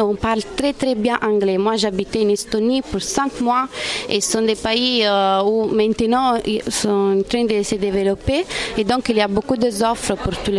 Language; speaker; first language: French; non-native, fluent; Italian